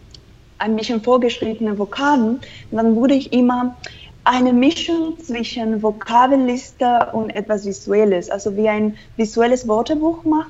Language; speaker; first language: German; non-native, fluent; Spanish